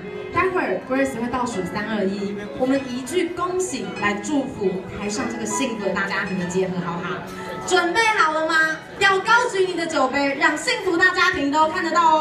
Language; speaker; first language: Chinese; native; Chinese